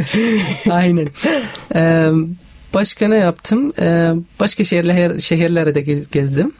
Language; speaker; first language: Turkish; non-native, learner; Arabic